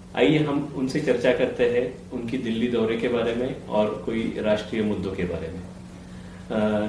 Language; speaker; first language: Hindi; non-native, local second language; Marathi